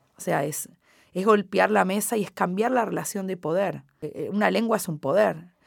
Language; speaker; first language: Spanish; native; Spanish